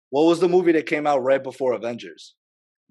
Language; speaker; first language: English; native; English